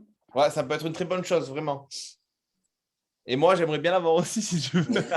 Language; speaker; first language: French; native; French